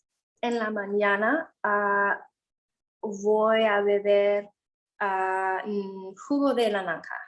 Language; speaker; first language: Spanish; non-native, learner; English